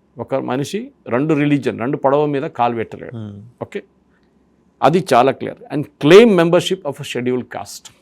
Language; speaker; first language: Telugu; non-native, fluent; Malayalam